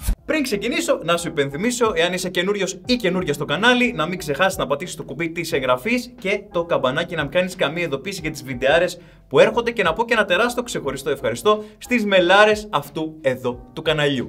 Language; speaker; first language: Greek; native; Greek